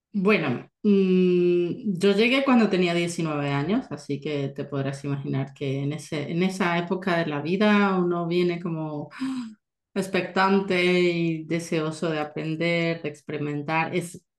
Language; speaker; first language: Spanish; native; Spanish